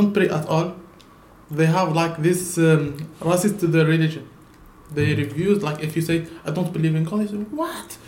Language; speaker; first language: English; non-native, learner; Arabic